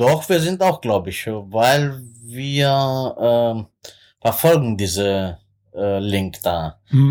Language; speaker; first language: German; non-native, fluent; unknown